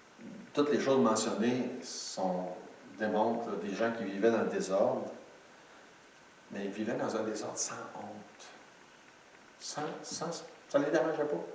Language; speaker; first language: French; native; French